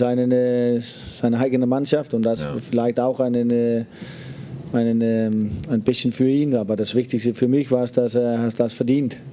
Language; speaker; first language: German; non-native, learner; Danish